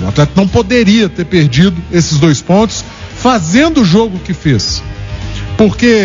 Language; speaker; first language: Portuguese; native; Portuguese